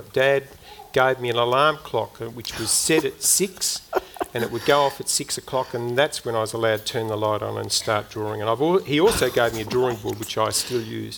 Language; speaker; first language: English; native; English